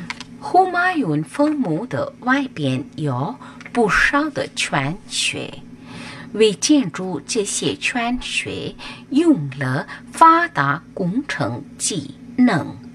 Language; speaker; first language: Chinese; non-native, learner; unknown